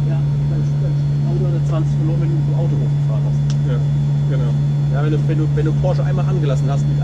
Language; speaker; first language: German; native; German